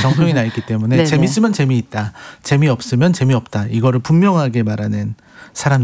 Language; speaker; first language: Korean; native; Korean